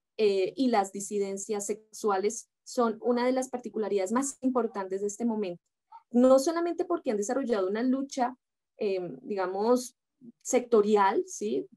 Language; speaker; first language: Spanish; native; Spanish